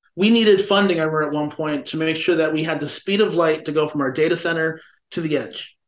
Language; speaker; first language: English; native; English